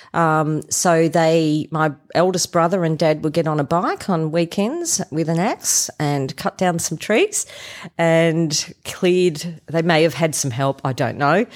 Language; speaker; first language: English; non-native, local second language; German